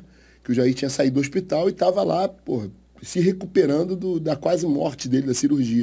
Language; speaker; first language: Portuguese; native; Portuguese